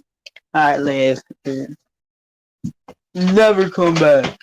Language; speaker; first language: English; native; English